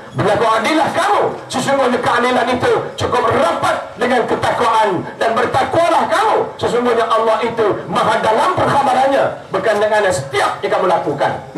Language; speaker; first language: Malay; native; Malay